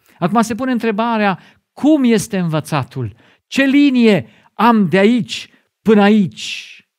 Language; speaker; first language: Romanian; non-native, fluent; German